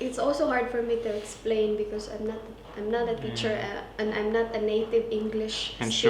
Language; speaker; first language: English; non-native, local second language; Cebuano